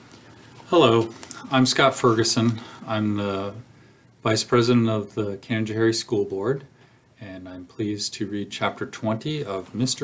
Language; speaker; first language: English; native; English